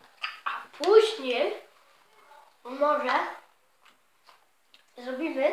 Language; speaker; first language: Polish; early bilingual, heritage; Polish